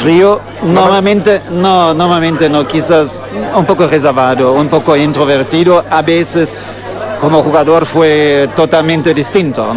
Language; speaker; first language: Spanish; non-native, fluent; German